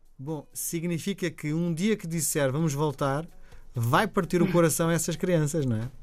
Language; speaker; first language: Portuguese; native; Portuguese